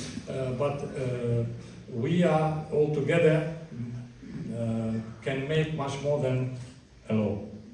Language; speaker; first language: English; non-native, fluent; Ukrainian